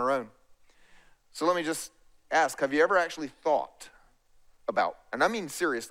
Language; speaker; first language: English; native; English